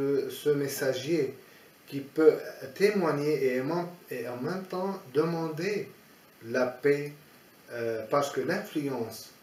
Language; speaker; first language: French; non-native, fluent; Aramaic